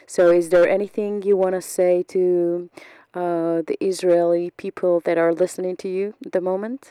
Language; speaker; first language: English; non-native, fluent; Hebrew